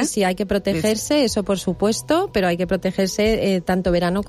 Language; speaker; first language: Spanish; native; Spanish